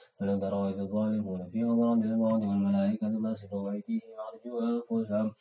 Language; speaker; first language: Arabic; non-native, learner; Indonesian